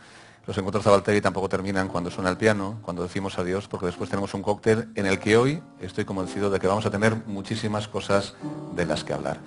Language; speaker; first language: Spanish; native; Spanish